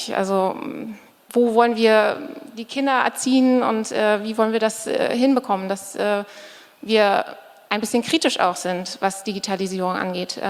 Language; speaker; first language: German; native; German